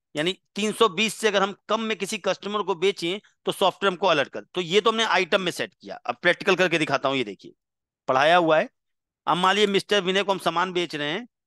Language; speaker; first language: Hindi; non-native, local second language; Gujarati